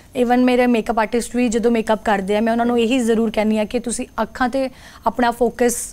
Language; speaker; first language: Punjabi; native; Punjabi